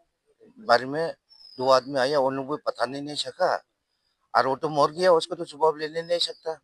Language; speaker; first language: Hindi; non-native, local second language; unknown